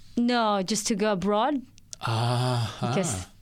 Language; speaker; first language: English; non-native, local second language; Filipino